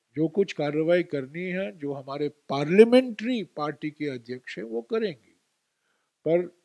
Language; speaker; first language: Hindi; non-native, local second language; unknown